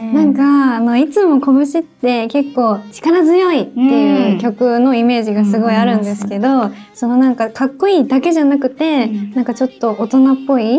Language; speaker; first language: Japanese; native; Japanese